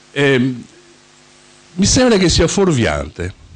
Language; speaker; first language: Italian; native; Italian